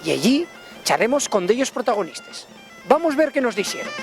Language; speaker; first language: Spanish; native; Spanish